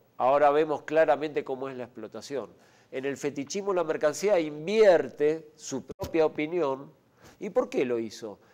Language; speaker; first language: Spanish; native; Spanish